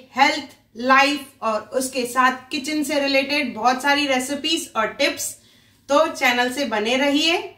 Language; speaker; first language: Hindi; non-native, local second language; Sindhi